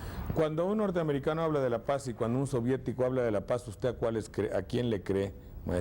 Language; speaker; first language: Spanish; native; Spanish